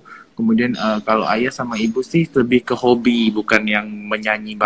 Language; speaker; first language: Indonesian; native; Indonesian